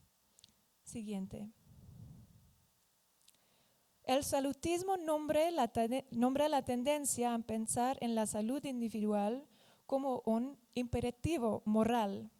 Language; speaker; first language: Spanish; non-native, fluent; Dutch